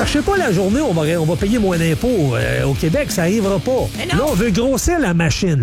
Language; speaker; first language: French; native; French